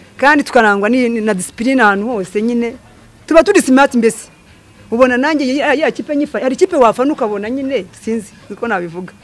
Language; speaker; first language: Kinyarwanda; early bilingual, heritage; Kinyarwanda